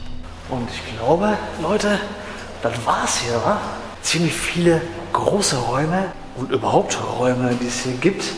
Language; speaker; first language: German; native; German